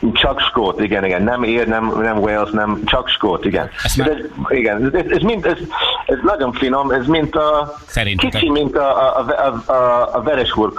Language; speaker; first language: Hungarian; non-native, learner; English